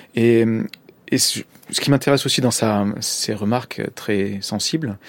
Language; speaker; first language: French; native; French